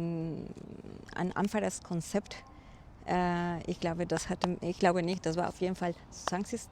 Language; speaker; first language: German; non-native, fluent; Spanish